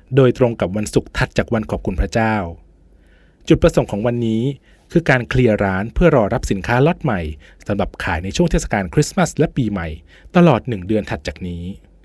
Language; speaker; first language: Thai; native; Thai